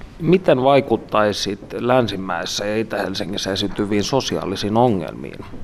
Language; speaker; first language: Finnish; native; Finnish